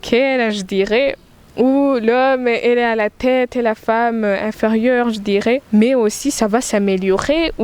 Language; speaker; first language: French; non-native, local second language; Rundi